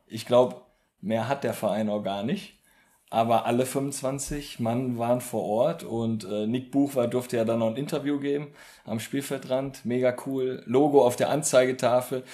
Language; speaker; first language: German; native; German